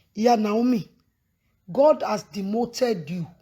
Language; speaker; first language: English; non-native, local second language; Yoruba